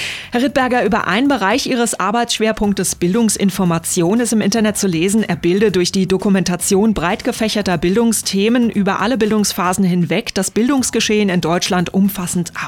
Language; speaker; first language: German; native; German